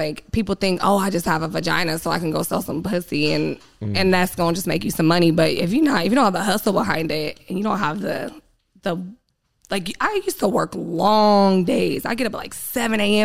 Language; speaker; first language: English; native; English